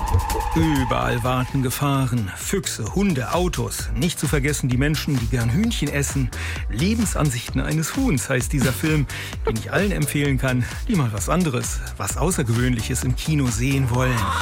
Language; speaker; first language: German; native; German